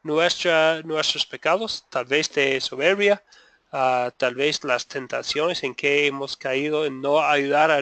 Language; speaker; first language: Spanish; non-native, fluent; English